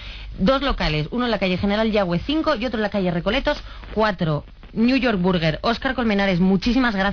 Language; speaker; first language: Spanish; native; Spanish